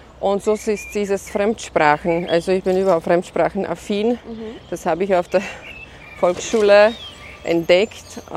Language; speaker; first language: German; non-native, fluent; Slovak